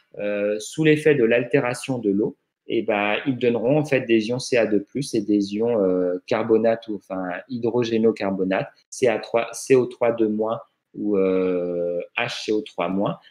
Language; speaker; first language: French; native; French